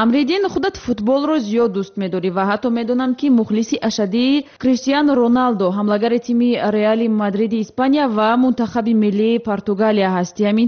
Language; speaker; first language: Tajik; native; Tajik